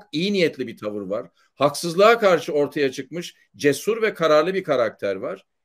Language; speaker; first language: Turkish; native; Turkish